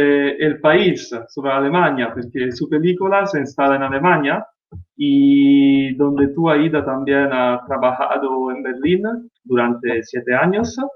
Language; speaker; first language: Spanish; non-native, fluent; Italian